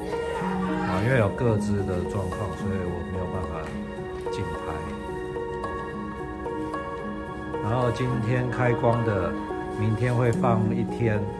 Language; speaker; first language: Chinese; native; Chinese